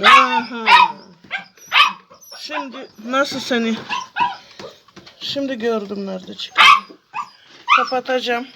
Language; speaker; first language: Turkish; non-native, learner; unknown